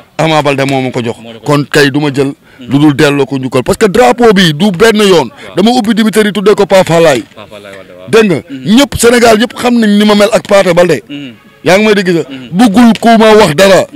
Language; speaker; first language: Wolof; native; Wolof